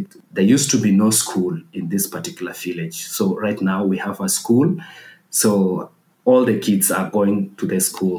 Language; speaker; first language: English; non-native, local second language; Masai